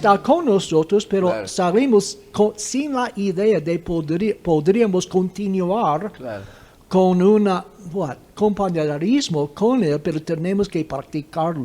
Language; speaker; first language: Spanish; non-native, fluent; English